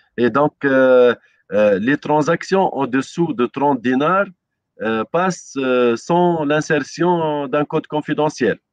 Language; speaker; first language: French; non-native, local second language; Arabic